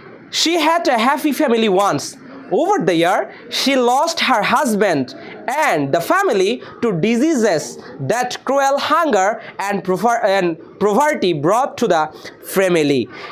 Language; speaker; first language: English; non-native, local second language; Bangla